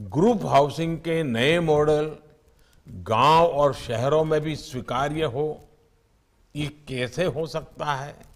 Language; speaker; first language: Hindi; non-native, local second language; Gujarati